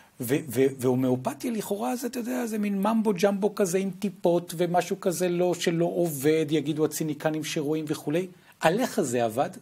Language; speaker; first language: Hebrew; native; Hebrew